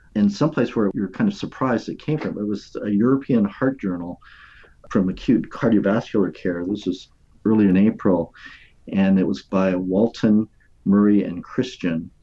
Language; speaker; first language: English; native; English